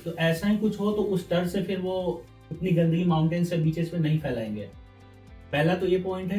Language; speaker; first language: Hindi; native; Hindi